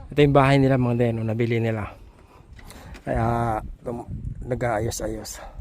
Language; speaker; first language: Filipino; native; Filipino